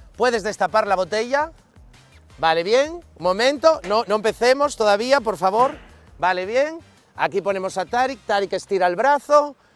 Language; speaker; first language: Spanish; native; Spanish